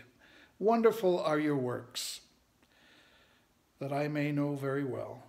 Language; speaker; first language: English; native; English